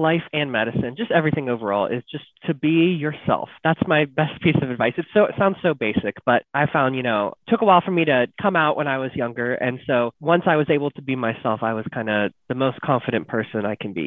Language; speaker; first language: English; native; English